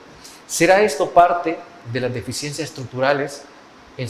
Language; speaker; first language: Spanish; native; Spanish